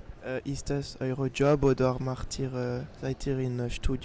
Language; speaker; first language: German; non-native, learner; French